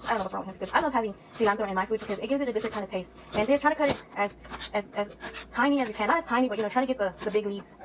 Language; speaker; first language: English; early bilingual, other home language; Spanish